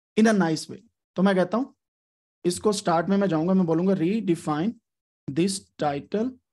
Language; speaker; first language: Urdu; native; Urdu